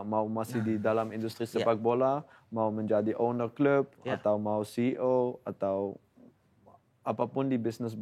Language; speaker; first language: Indonesian; non-native, fluent; Dutch